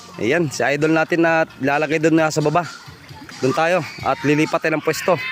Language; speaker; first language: Filipino; native; Filipino